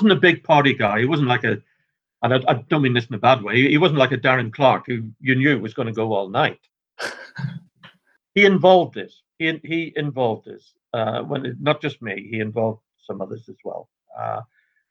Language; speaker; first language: English; native; English